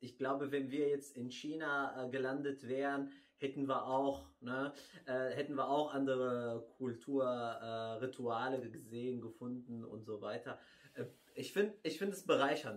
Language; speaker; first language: German; non-native, fluent; Arabic